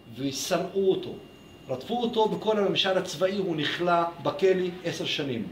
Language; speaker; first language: Hebrew; non-native, local second language; Arabic